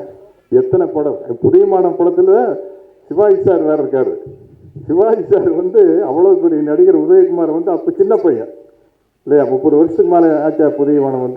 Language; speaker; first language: Tamil; native; Tamil